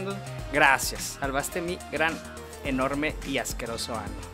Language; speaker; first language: Spanish; native; Spanish